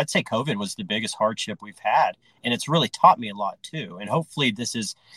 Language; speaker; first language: English; native; English